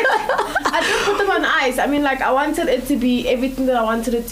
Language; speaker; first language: English; non-native, local second language; Zulu